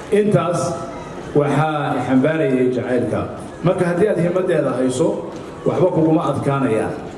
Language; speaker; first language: Somali; early bilingual, heritage; Somali